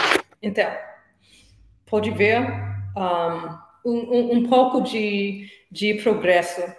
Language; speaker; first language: Portuguese; non-native, learner; English